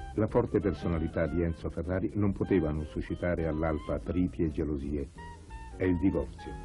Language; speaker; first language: Italian; native; Italian